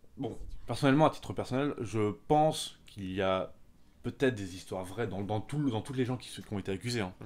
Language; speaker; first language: French; native; French